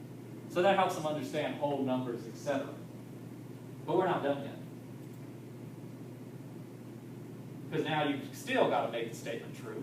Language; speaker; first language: English; native; English